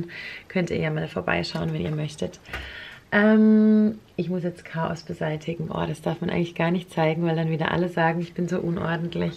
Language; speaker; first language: German; native; German